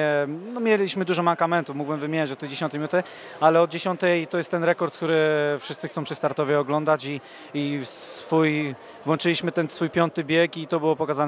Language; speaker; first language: Polish; native; Polish